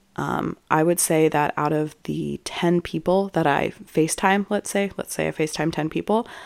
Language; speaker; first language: English; native; English